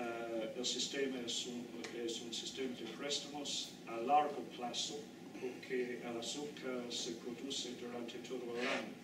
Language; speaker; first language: Spanish; non-native, fluent; English